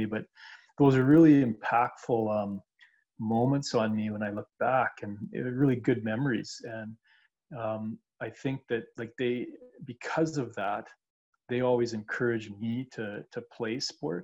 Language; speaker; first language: English; native; English